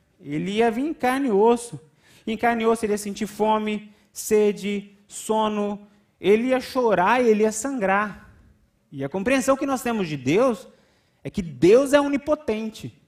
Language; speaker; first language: Portuguese; native; Portuguese